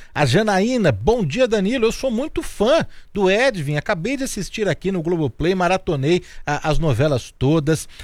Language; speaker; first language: Portuguese; native; Portuguese